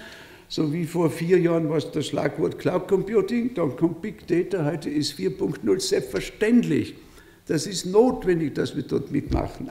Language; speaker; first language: German; native; German